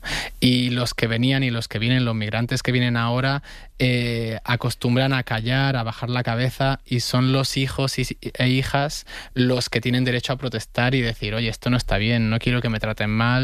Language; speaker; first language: Spanish; native; Spanish